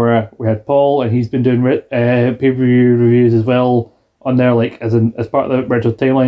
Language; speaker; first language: English; native; English